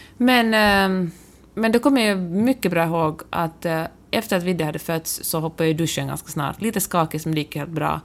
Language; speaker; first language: Swedish; native; Swedish